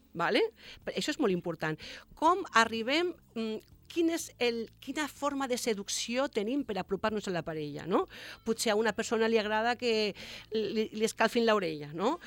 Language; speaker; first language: Catalan; non-native, local second language; Spanish